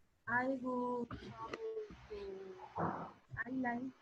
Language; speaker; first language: English; non-native, learner; Spanish